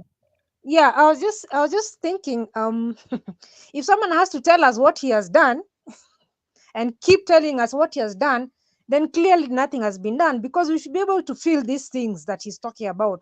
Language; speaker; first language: English; non-native, local second language; Swahili